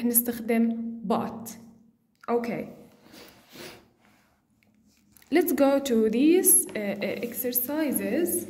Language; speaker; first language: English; non-native, fluent; Arabic